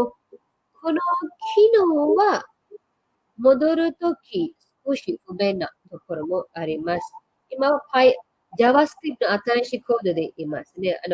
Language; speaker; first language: Japanese; non-native, fluent; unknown